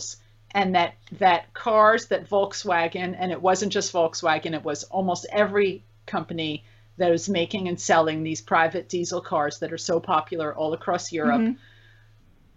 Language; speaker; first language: English; native; English